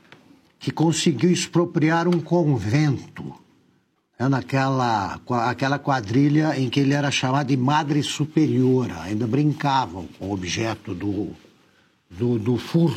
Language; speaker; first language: Portuguese; native; Portuguese